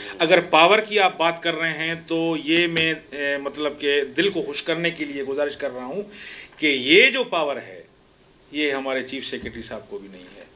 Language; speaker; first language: Urdu; non-native, local second language; Sindhi